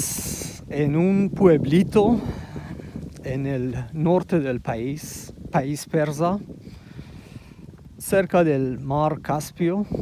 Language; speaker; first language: Spanish; non-native, learner; Persian